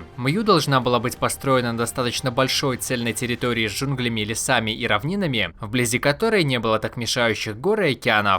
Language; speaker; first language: Russian; native; Russian